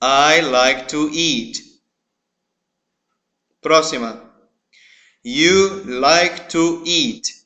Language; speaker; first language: English; non-native, fluent; Portuguese